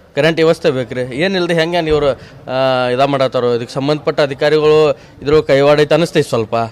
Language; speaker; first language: Kannada; native; Kannada